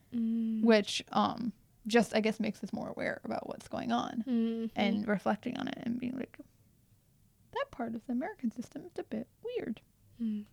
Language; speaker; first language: English; early bilingual, other home language; Telugu